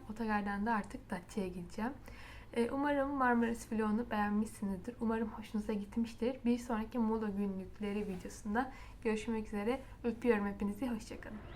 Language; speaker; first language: Turkish; native; Turkish